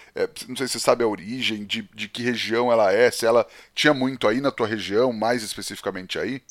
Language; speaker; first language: Portuguese; native; Portuguese